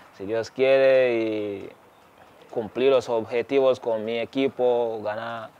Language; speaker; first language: Spanish; non-native, fluent; Ganda